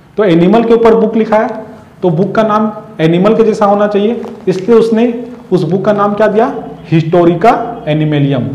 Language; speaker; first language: Hindi; native; Hindi